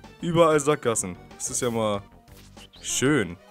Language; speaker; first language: German; native; German